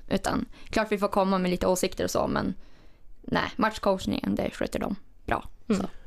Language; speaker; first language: Swedish; native; Swedish